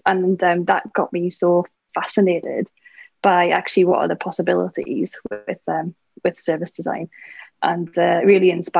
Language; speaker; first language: English; native; English